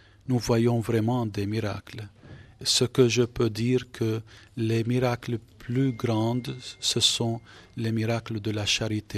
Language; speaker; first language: French; non-native, fluent; Arabic